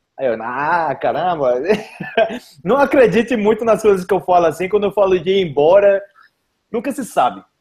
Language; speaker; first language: Portuguese; native; Portuguese